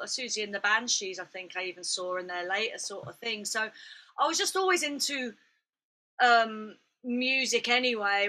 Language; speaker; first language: English; native; English